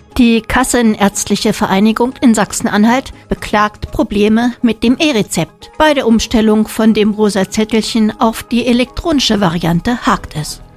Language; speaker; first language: German; native; German